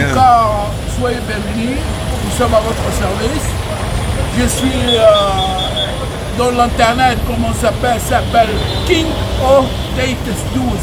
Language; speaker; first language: French; non-native, learner; Arabic